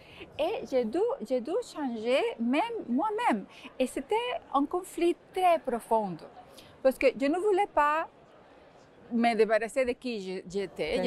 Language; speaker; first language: French; non-native, fluent; Spanish